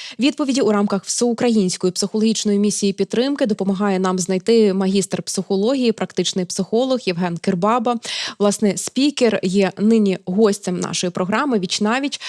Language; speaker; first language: Ukrainian; native; Ukrainian